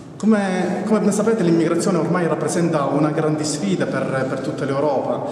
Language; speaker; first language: Italian; non-native, fluent; Arabic